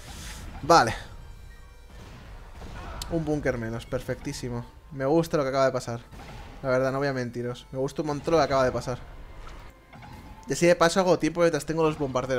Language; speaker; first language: Spanish; native; Spanish